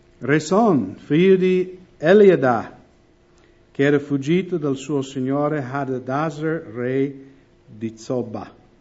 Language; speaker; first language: Italian; non-native, fluent; English